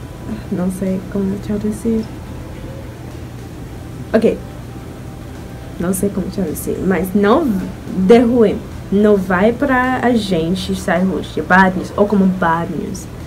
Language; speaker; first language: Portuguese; non-native, learner; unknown